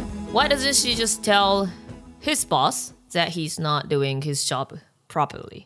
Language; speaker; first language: English; non-native, fluent; Japanese